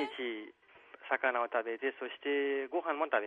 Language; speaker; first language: Japanese; non-native, fluent; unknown